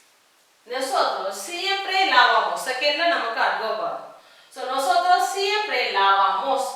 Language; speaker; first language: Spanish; non-native, fluent; Tamil